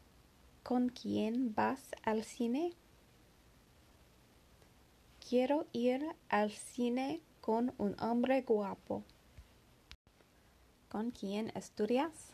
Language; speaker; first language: Spanish; non-native, learner; English